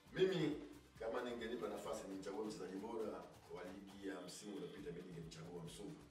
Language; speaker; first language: Swahili; native; Swahili